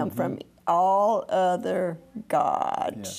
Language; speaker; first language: English; native; English